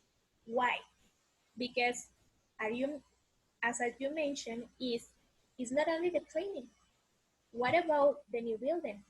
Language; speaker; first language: English; non-native, learner; Spanish